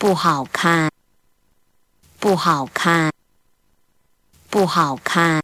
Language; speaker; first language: Chinese; non-native, learner; Korean